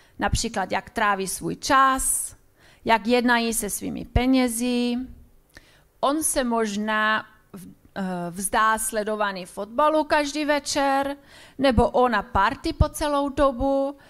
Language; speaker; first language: Czech; non-native, fluent; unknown